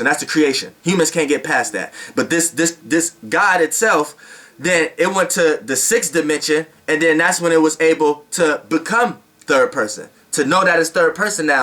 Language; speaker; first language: English; native; English